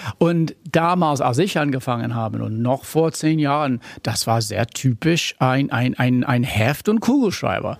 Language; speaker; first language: German; non-native, fluent; English